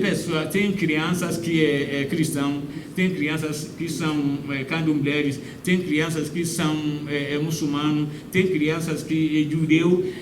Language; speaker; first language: Portuguese; non-native, fluent; Yoruba